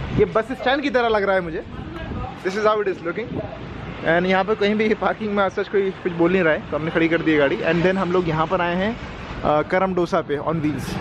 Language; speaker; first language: Hindi; native; Hindi